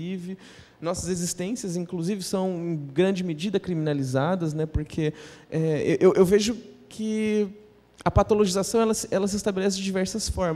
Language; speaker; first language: Portuguese; native; Portuguese